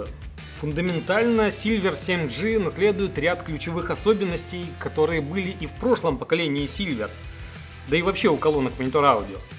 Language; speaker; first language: Russian; native; Russian